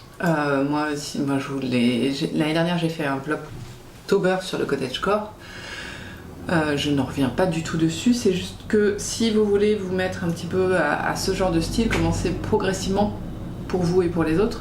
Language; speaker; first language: French; native; French